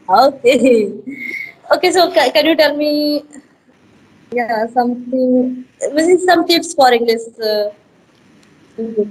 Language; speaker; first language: English; non-native, learner; Hindi